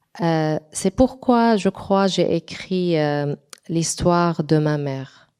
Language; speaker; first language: French; non-native, local second language; Arabic